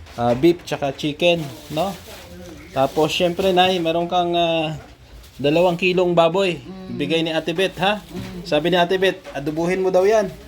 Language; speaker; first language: Filipino; non-native, local second language; Hiligaynon